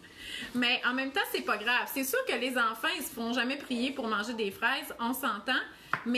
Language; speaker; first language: French; native; French